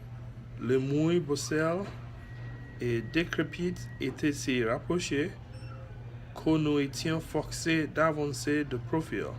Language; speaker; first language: French; non-native, learner; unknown